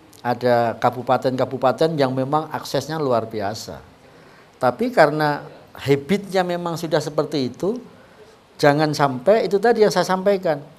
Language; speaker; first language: Indonesian; non-native, local second language; Javanese